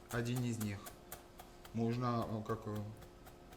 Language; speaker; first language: Russian; non-native, fluent; French